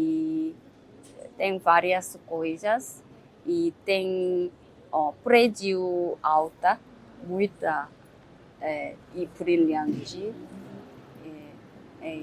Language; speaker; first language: Portuguese; non-native, learner; Korean